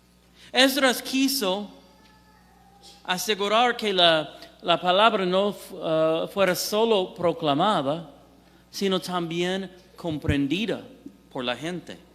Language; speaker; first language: Spanish; non-native, fluent; English